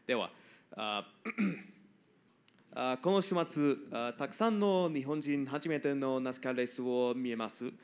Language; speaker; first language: Japanese; non-native, learner; English